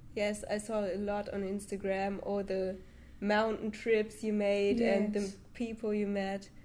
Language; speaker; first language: English; non-native, fluent; German